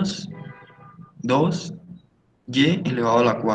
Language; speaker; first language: Spanish; native; Spanish